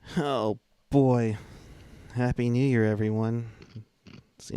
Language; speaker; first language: English; native; English